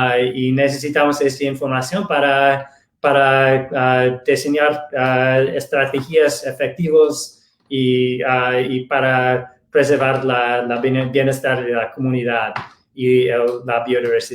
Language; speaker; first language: Spanish; non-native, fluent; English